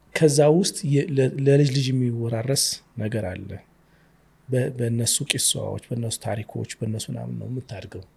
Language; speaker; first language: Amharic; native; Amharic